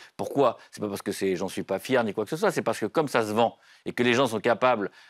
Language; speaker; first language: French; native; French